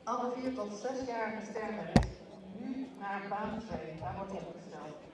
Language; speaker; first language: Dutch; native; Dutch